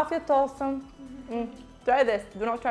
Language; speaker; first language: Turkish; non-native, learner; Arabic